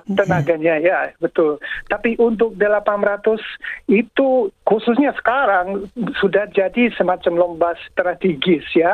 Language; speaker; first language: Indonesian; non-native, fluent; English